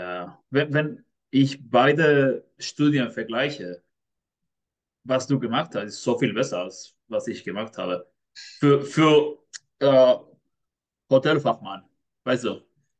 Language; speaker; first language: German; non-native, fluent; Spanish